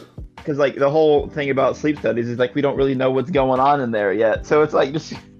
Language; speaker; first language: English; native; English